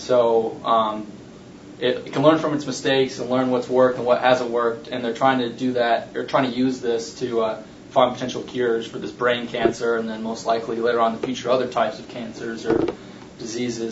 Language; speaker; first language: English; native; English